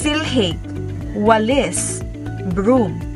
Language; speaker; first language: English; non-native, local second language; Cebuano